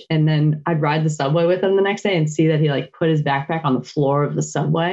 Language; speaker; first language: English; native; English